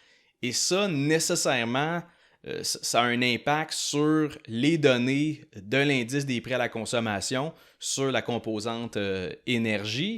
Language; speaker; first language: French; native; French